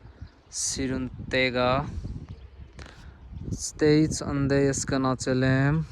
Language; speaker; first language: Armenian; non-native, learner; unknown